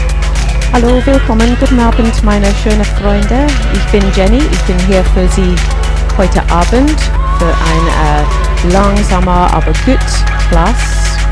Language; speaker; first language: German; non-native, learner; English